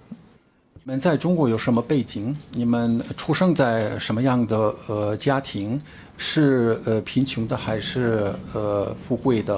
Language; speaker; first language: Chinese; non-native, fluent; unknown